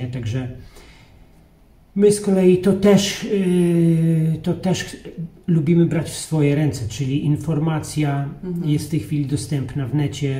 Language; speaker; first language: Polish; native; Polish